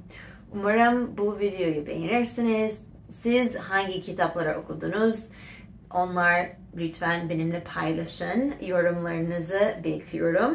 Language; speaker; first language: Turkish; non-native, fluent; English